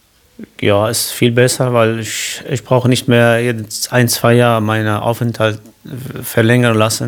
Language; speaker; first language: German; non-native, learner; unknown